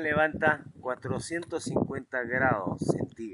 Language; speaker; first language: Spanish; native; Spanish